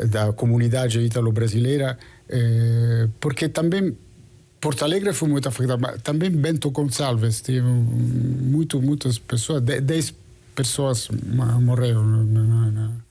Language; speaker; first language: Portuguese; non-native, fluent; Italian